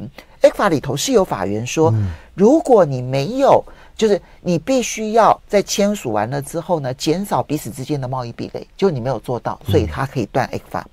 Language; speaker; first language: Chinese; native; Chinese